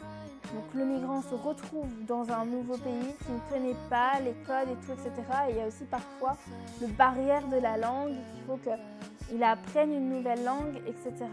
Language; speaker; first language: French; native; French